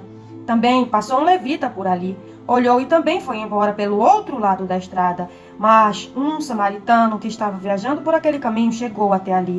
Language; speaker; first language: Portuguese; native; Portuguese